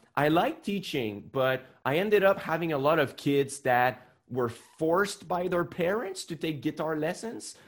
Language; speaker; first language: English; non-native, fluent; French